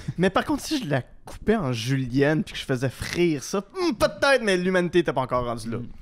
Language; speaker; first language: French; native; French